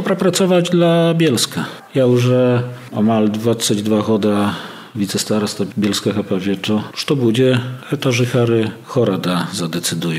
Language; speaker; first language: Polish; non-native, local second language; Belarusian